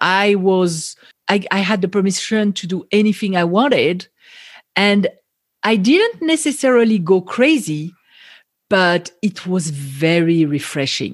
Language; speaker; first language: English; non-native, fluent; French